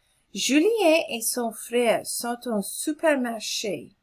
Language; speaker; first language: French; non-native, fluent; English